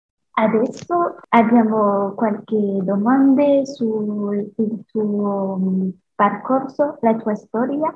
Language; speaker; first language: Italian; non-native, learner; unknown